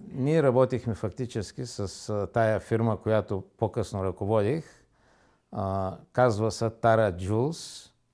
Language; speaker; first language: Bulgarian; native; Bulgarian